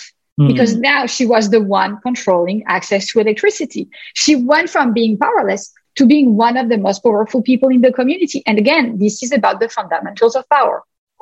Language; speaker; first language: English; non-native, fluent; French